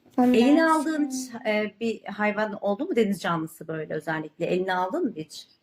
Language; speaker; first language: Turkish; native; Turkish